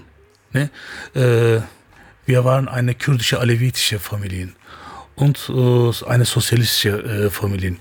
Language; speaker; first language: German; non-native, learner; Turkish